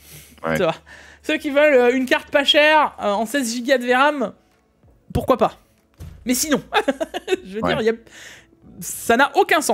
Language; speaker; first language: French; native; French